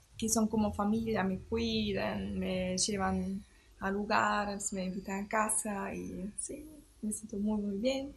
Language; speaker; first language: Spanish; non-native, fluent; German